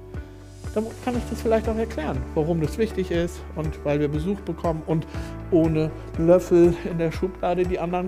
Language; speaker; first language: German; native; German